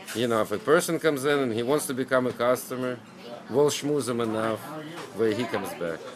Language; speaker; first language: English; non-native, fluent; Ukrainian